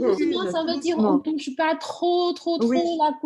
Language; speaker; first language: French; non-native, fluent; Chinese